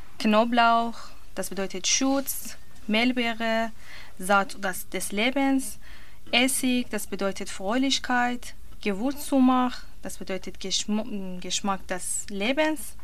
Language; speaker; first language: German; non-native, learner; Persian